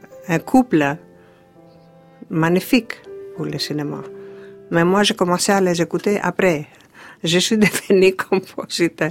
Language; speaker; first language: French; non-native, fluent; Greek